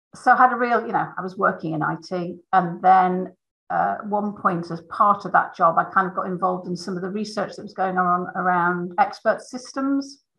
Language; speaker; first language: English; native; English